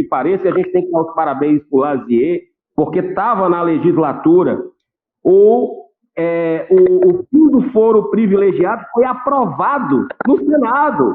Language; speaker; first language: Portuguese; native; Portuguese